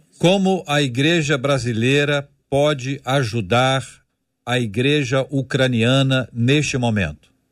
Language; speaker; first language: Portuguese; native; Portuguese